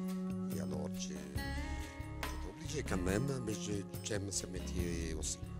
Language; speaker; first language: French; non-native, fluent; Italian